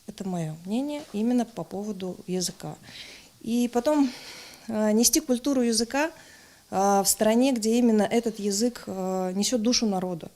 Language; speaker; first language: Russian; native; Russian